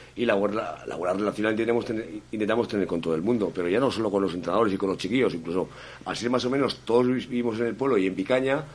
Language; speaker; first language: Spanish; native; Spanish